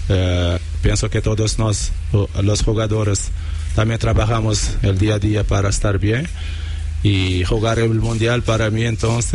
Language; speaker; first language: Spanish; non-native, fluent; Portuguese